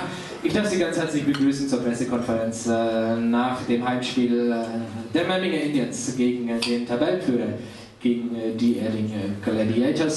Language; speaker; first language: German; native; German